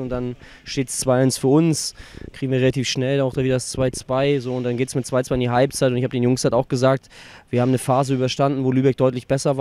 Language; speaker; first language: German; native; German